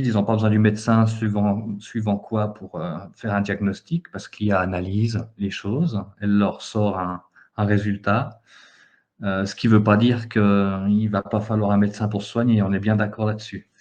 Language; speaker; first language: French; native; French